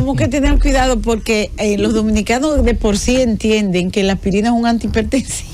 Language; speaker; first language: Spanish; native; Spanish